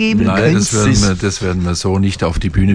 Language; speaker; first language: German; native; German